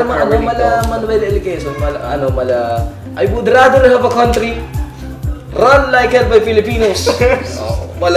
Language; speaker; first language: English; non-native, learner; Filipino